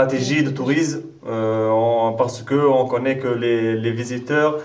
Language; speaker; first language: French; non-native, local second language; Arabic